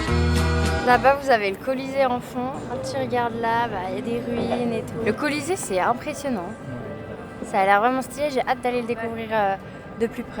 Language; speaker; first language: French; native; French